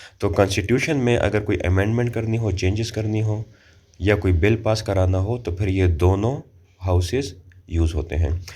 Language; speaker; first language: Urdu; native; Urdu